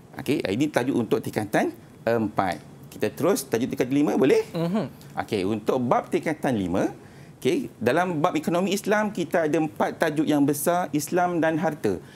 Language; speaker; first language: Malay; native; Malay